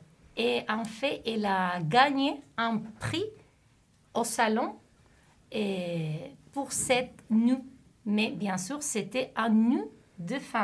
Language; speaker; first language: French; non-native, fluent; Spanish